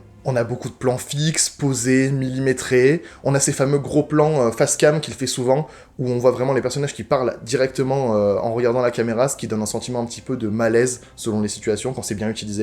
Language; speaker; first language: French; native; French